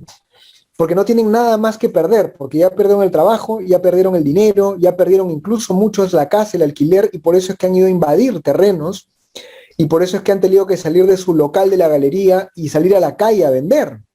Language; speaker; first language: Spanish; native; Spanish